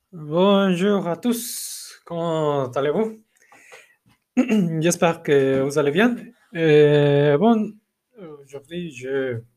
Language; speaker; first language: French; non-native, learner; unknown